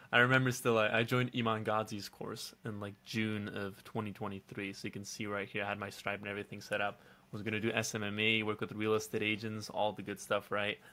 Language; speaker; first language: English; non-native, fluent; Dutch